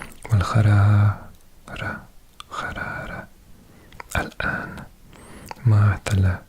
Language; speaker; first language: Arabic; non-native, learner; English